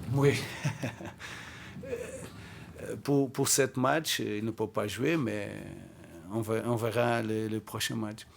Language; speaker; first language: French; non-native, fluent; Portuguese